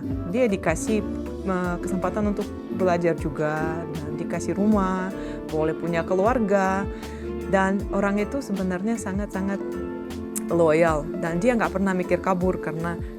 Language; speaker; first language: Indonesian; non-native, fluent; Russian